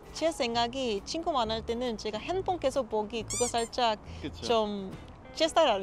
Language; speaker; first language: Korean; non-native, learner; Papiamento